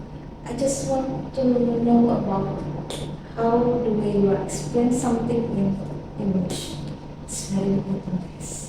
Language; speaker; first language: English; non-native, fluent; Indonesian